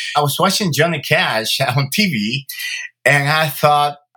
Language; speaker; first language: English; early bilingual, other home language; Spanish